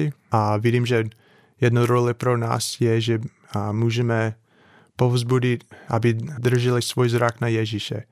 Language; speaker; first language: Czech; non-native, fluent; English